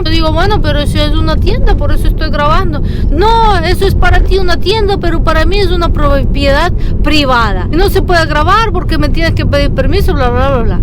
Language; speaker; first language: Spanish; non-native, fluent; Russian